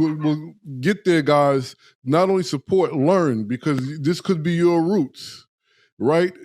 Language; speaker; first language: English; native; English